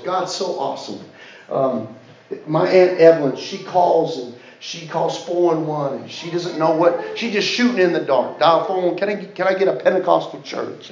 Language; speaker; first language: English; native; English